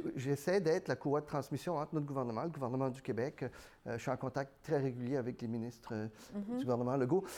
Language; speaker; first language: French; early bilingual, other home language; Spanish